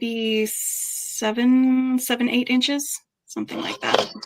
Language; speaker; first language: English; native; English